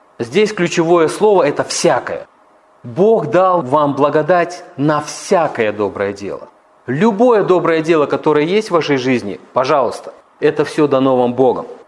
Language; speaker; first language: Russian; native; Russian